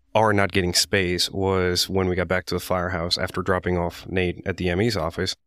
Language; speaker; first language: English; non-native, fluent; Spanish